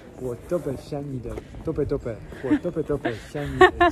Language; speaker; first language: Chinese; non-native, learner; Italian